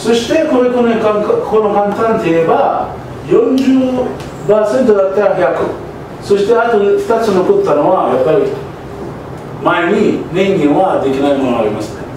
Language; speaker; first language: Japanese; non-native, learner; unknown